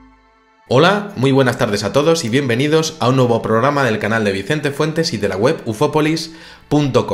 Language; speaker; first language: Spanish; native; Spanish